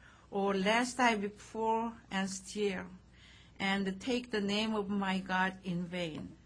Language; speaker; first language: English; non-native, fluent; Korean